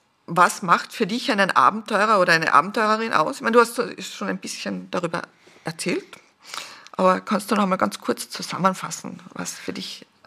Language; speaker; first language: German; native; German